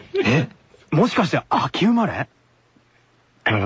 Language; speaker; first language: Japanese; native; Japanese